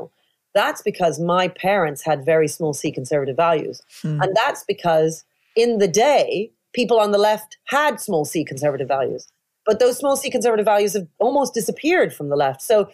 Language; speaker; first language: English; native; English